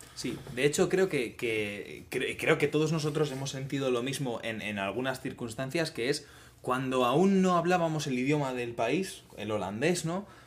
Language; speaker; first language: Spanish; native; Spanish